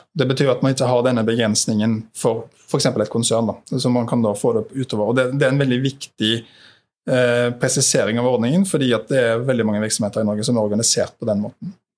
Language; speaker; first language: Norwegian; native; Norwegian